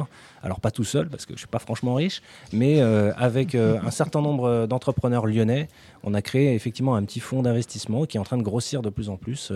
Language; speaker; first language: French; native; French